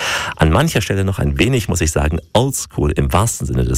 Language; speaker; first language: German; native; German